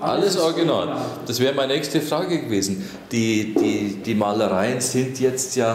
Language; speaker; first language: German; native; German